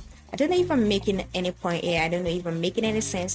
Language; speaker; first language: English; non-native, local second language; Yoruba